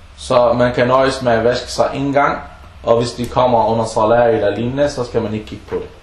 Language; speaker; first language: Danish; early bilingual, other home language; Arabic